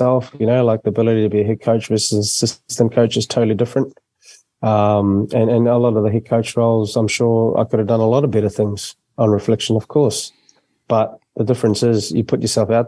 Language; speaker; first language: English; native; English